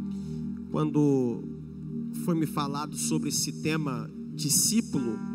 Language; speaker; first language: Portuguese; native; Portuguese